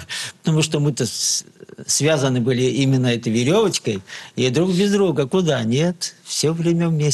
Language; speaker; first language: Russian; native; Russian